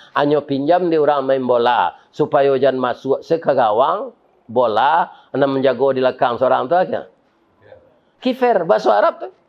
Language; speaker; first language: Malay; non-native, local second language; Minangkabau